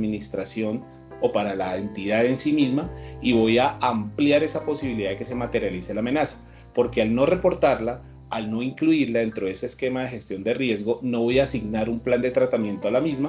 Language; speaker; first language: Spanish; native; Spanish